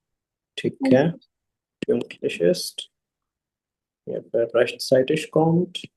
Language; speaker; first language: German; non-native, fluent; Hindi